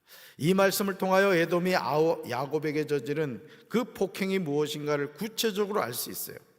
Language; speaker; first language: Korean; native; Korean